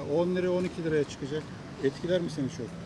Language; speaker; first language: Turkish; native; Turkish